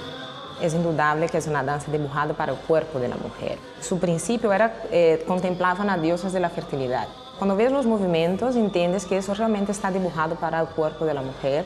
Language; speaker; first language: Spanish; non-native, fluent; Portuguese